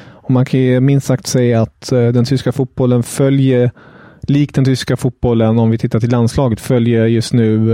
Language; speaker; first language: Swedish; non-native, fluent; German